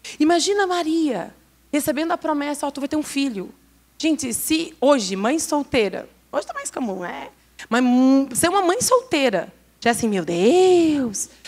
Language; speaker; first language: Portuguese; native; Portuguese